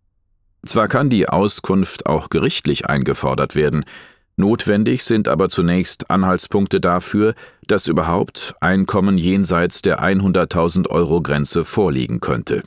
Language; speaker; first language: German; native; German